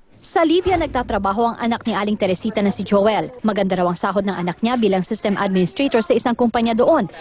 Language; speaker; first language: Filipino; native; Filipino